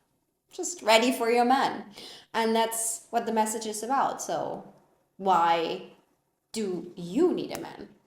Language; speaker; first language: English; non-native, fluent; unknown